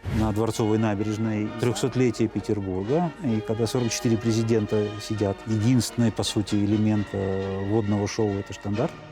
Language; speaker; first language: Russian; native; Russian